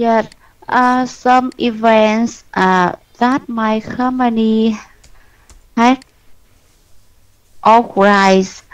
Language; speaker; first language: English; non-native, learner; Vietnamese